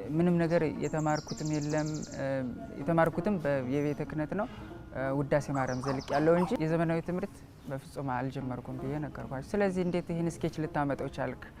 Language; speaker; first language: Amharic; native; Amharic